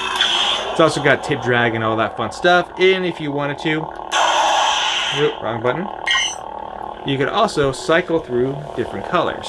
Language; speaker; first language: English; native; English